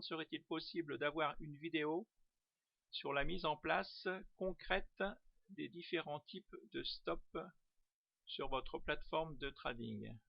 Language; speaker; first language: French; native; French